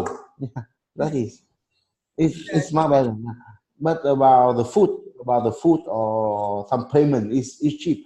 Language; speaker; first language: English; non-native, learner; Vietnamese